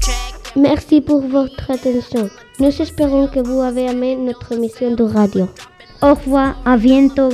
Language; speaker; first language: French; non-native, learner; Spanish